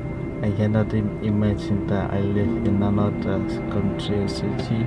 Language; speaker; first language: English; non-native, learner; Kalaallisut